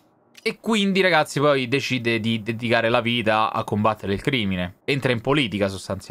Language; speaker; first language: Italian; native; Italian